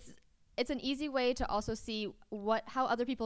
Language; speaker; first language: English; early bilingual, other home language; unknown